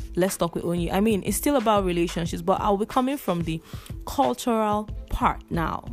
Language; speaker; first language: English; non-native, local second language; Igbo